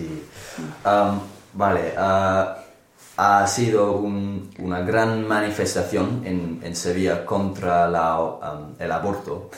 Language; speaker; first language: Spanish; non-native, learner; English